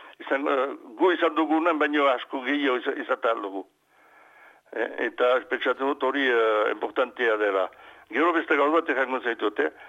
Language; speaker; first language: Basque; native; Basque